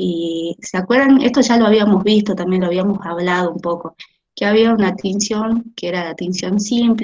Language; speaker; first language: Spanish; native; Spanish